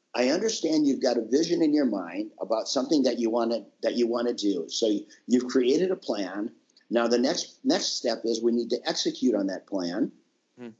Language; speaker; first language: English; native; English